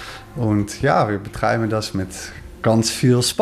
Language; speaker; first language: German; non-native, fluent; Dutch